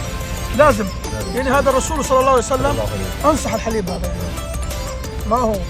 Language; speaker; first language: Arabic; non-native, learner; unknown